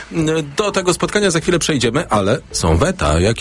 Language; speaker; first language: Polish; native; Polish